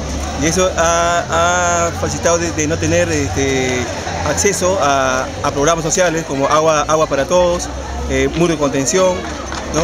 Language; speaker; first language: Spanish; native; Spanish